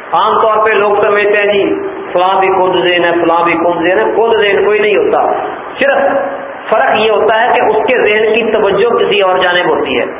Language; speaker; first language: Urdu; non-native, local second language; Punjabi